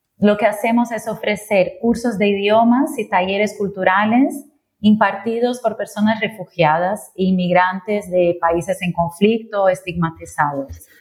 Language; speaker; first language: Spanish; non-native, fluent; Portuguese